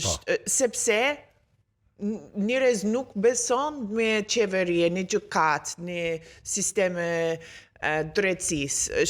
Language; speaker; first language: Albanian; non-native, learner; English